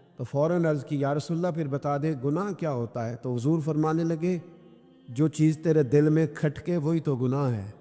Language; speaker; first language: Urdu; non-native, local second language; Punjabi